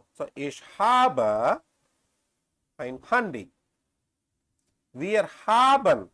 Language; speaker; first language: German; non-native, learner; Tamil